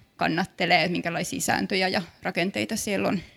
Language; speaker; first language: Finnish; native; Finnish